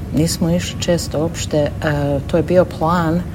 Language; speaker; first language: Serbian; early bilingual, heritage; Serbian